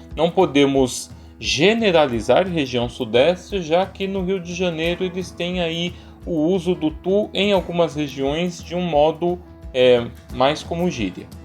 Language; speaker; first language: Portuguese; native; Portuguese